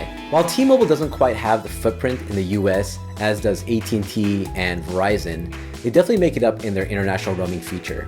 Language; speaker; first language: English; native; English